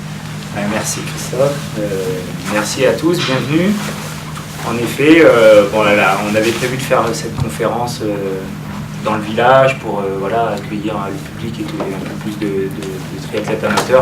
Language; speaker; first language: French; native; French